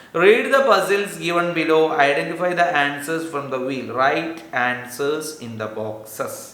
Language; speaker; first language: English; non-native, local second language; Malayalam